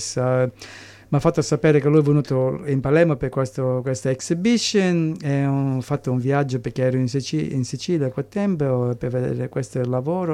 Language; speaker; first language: Italian; early bilingual, heritage; English